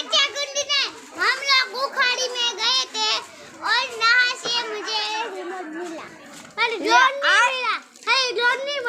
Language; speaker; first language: Hindi; non-native, local second language; Gujarati